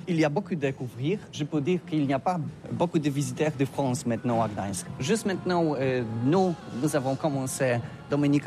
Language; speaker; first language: French; non-native, learner; Polish